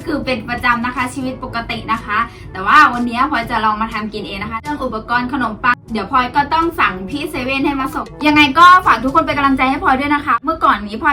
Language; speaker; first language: Thai; native; Thai